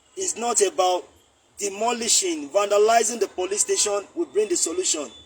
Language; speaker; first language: English; non-native, local second language; Yoruba